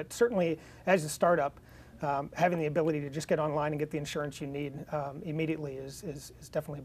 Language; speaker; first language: English; native; English